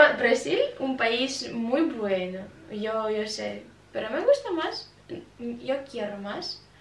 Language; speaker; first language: Portuguese; non-native, learner; Russian